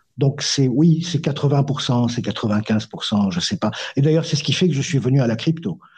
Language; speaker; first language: French; non-native, local second language; Arabic